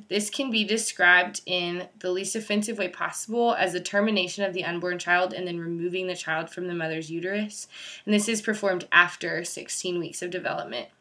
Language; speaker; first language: English; native; English